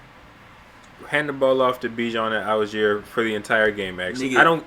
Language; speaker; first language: English; native; English